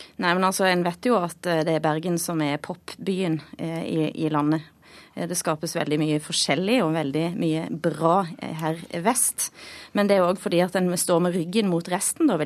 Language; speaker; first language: Norwegian; native; Norwegian